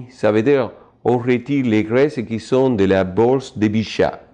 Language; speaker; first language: French; non-native, fluent; Spanish